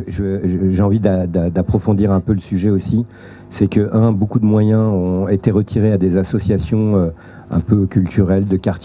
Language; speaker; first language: French; native; French